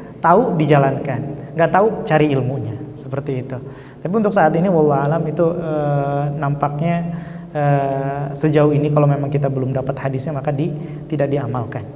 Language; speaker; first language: Indonesian; native; Indonesian